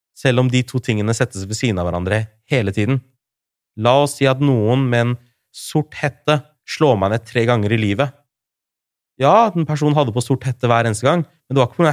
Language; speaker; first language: Norwegian; early bilingual, other home language; Urdu